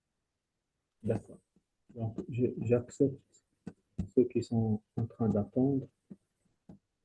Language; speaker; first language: French; non-native, local second language; Arabic